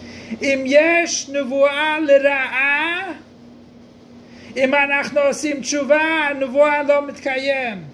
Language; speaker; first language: Hebrew; non-native, fluent; English